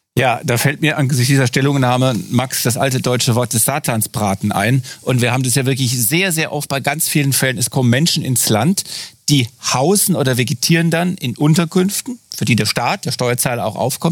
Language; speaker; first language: German; native; German